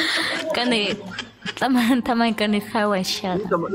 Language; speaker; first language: Chinese; non-native, learner; Vietnamese